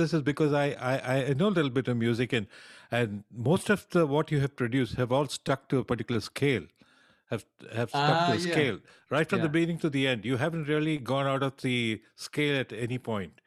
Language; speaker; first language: English; non-native, local second language; Tamil